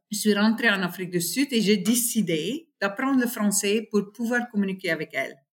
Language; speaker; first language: French; non-native, fluent; Afrikaans